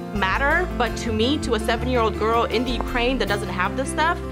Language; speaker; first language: English; early bilingual, other home language; Ukrainian